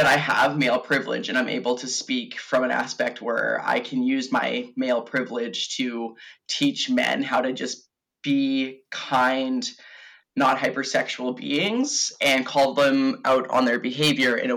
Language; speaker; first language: English; native; English